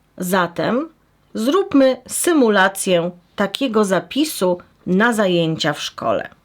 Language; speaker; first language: Polish; native; Polish